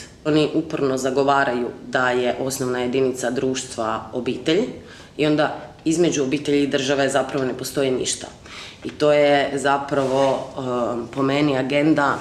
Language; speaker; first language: Croatian; native; Croatian